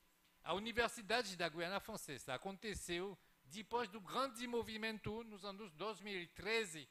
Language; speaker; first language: Portuguese; non-native, fluent; French